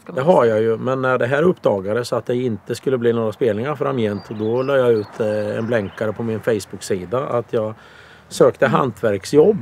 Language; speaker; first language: Swedish; native; Swedish